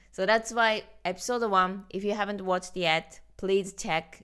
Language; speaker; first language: English; non-native, learner; Japanese